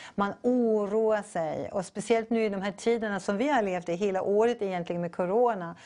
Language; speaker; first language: Swedish; non-native, fluent; English